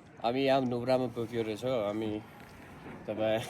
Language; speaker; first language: Nepali; non-native, learner; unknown